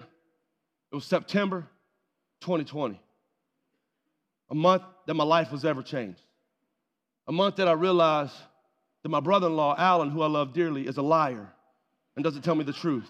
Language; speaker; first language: English; native; English